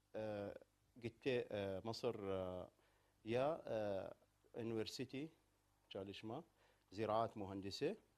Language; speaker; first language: Turkish; non-native, learner; Arabic